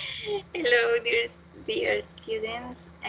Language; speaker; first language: English; non-native, learner; Spanish